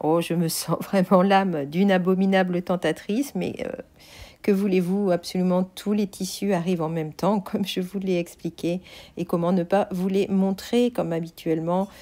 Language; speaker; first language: French; native; French